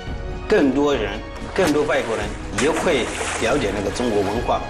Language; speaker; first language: Chinese; non-native, fluent; French